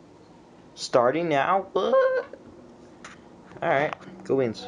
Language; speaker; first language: English; native; English